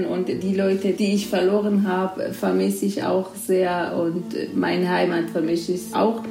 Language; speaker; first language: German; non-native, fluent; Kurdish